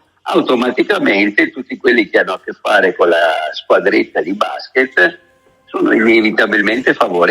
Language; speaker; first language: Italian; native; Italian